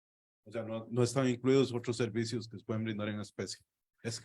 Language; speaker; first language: Spanish; native; Spanish